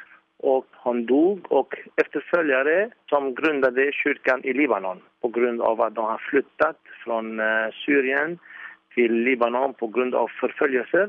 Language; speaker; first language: Swedish; non-native, fluent; Arabic